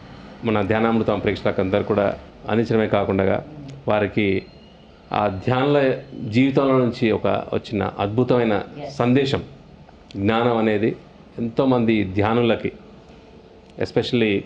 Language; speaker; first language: Telugu; native; Telugu